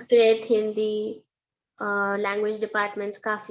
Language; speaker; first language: Hindi; early bilingual, heritage; Hindi